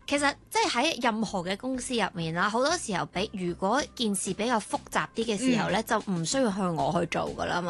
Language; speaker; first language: Cantonese; native; Cantonese